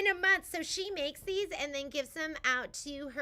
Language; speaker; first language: English; native; English